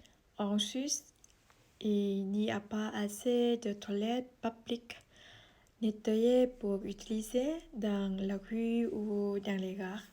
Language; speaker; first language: French; non-native, learner; Vietnamese